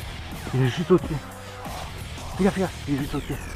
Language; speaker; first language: French; native; French